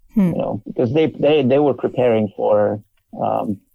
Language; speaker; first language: English; non-native, fluent; Polish